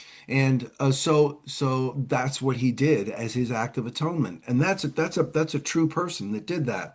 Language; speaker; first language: English; native; English